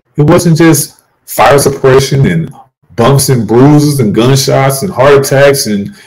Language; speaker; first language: English; native; English